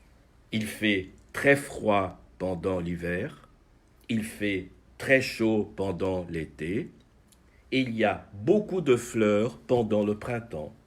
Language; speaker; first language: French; non-native, fluent; Portuguese